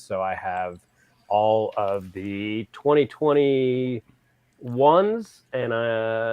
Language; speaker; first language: English; native; English